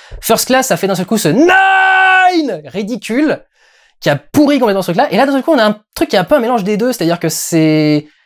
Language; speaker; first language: French; native; French